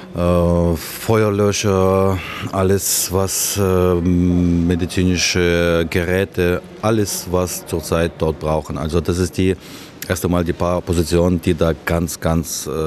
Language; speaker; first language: German; non-native, learner; Ukrainian